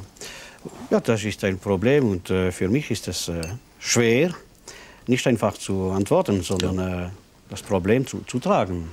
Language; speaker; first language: German; non-native, local second language; French